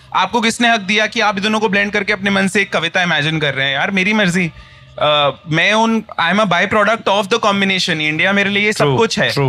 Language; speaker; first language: Hindi; native; Hindi